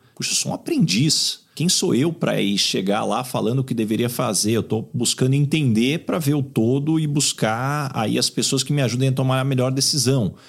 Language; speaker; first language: Portuguese; native; Portuguese